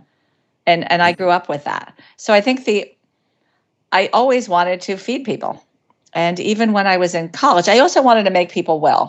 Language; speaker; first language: English; native; English